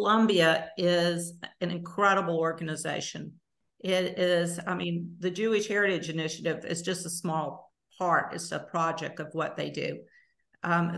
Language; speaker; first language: English; native; English